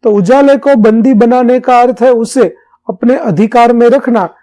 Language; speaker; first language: Hindi; non-native, local second language; Gujarati